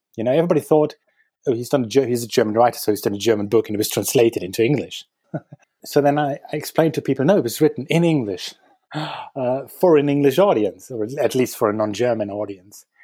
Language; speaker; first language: English; non-native, fluent; German